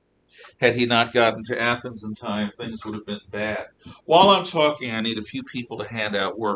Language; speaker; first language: English; native; English